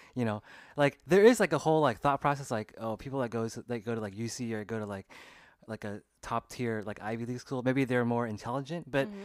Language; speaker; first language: English; early bilingual, other home language; Vietnamese